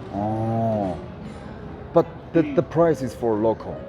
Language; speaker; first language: English; non-native, learner; Korean